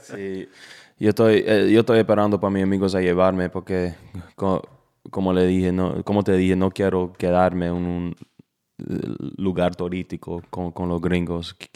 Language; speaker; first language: Spanish; non-native, learner; English